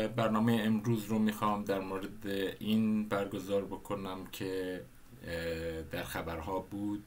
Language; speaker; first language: Persian; non-native, local second language; Kurdish